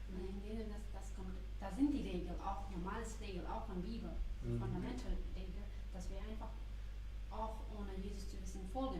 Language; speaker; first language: German; non-native, fluent; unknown